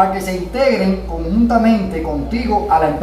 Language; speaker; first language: Spanish; native; Spanish